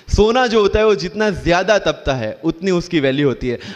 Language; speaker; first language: Hindi; non-native, local second language; Gujarati